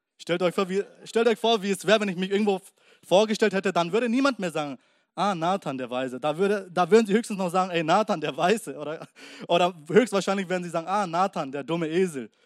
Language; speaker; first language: German; early bilingual, other home language; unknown